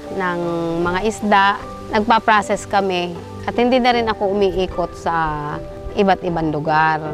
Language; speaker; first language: Filipino; native; Filipino